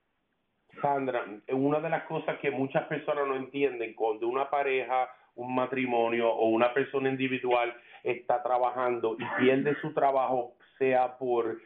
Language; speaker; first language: Spanish; early bilingual, heritage; Spanish